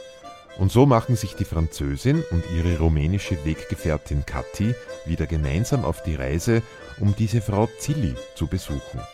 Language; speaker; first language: German; native; German